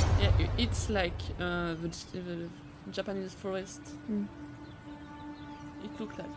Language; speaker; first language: English; non-native, fluent; French